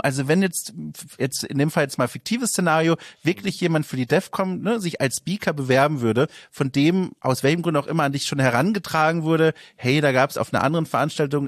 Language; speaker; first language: German; native; German